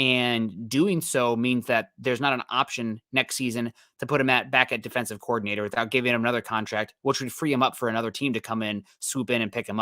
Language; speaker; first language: English; native; English